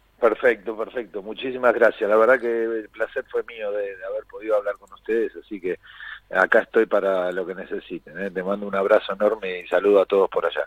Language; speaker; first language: Spanish; native; Spanish